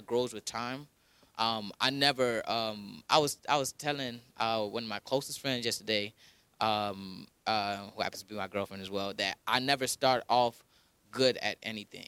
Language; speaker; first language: English; early bilingual, other home language; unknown